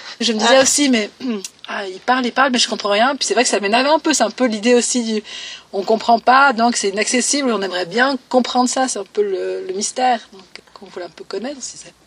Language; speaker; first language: French; native; French